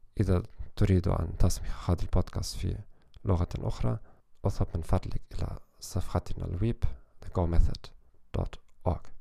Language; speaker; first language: Arabic; non-native, learner; German